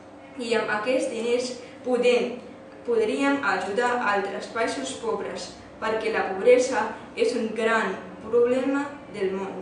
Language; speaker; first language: Catalan; early bilingual, other home language; Urdu